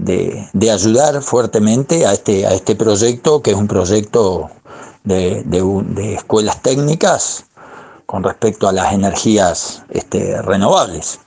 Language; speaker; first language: Spanish; native; Spanish